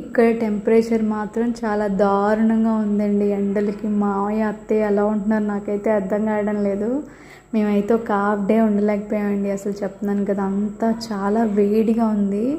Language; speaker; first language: Telugu; native; Telugu